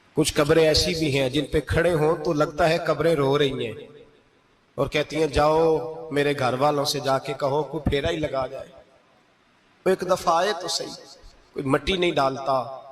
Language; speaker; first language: Urdu; non-native, local second language; Punjabi